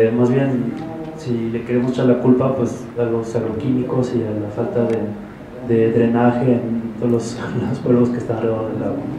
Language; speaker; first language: Spanish; non-native, fluent; French